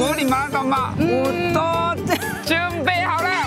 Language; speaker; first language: Chinese; non-native, fluent; Japanese